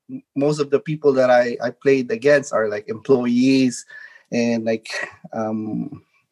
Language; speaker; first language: English; non-native, local second language; Filipino